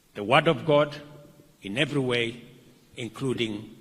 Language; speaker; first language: English; non-native, local second language; Kalenjin